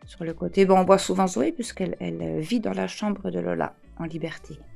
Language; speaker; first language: French; native; French